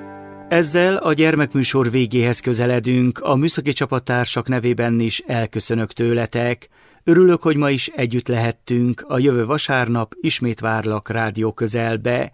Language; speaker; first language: Hungarian; native; Hungarian